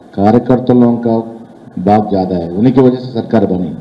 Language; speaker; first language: Hindi; non-native, local second language; Telugu